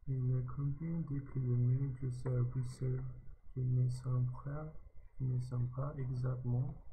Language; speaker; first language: French; non-native, learner; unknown